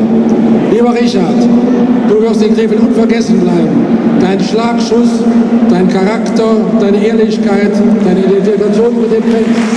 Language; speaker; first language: German; native; German